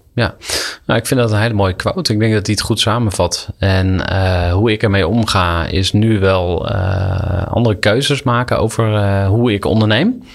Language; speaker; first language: Dutch; native; Dutch